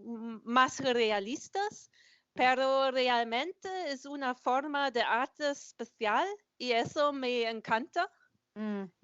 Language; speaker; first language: Spanish; non-native, learner; German